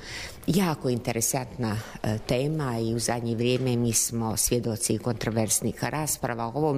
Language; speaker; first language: Serbian; native; Serbian